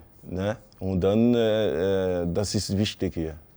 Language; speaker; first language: German; non-native, fluent; Portuguese